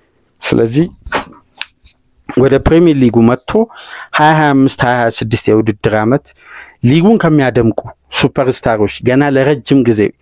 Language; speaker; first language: Amharic; native; Amharic